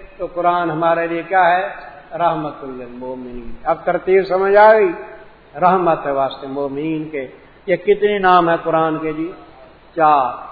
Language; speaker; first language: Urdu; non-native, local second language; Punjabi